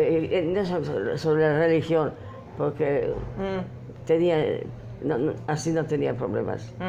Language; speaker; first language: Spanish; non-native, fluent; Polish